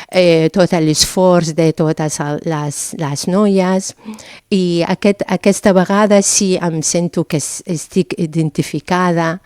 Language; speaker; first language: Catalan; non-native, fluent; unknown